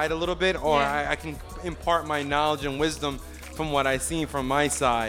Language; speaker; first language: English; native; English